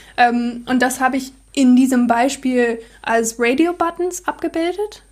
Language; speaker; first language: German; non-native, fluent; English